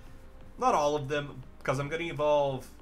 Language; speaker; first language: English; native; English